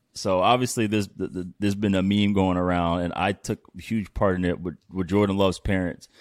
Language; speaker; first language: English; native; English